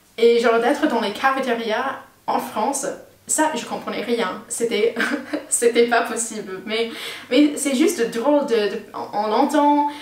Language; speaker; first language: French; non-native, fluent; English